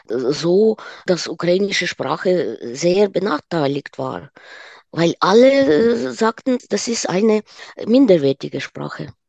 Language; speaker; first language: German; non-native, fluent; Ukrainian